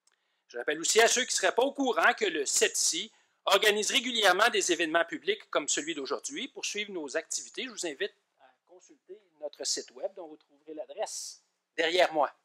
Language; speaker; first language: French; native; French